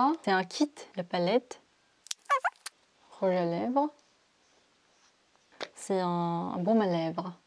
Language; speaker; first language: French; non-native, fluent; Korean